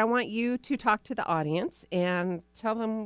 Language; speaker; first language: English; native; English